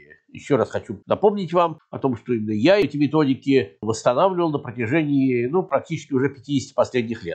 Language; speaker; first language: Russian; native; Russian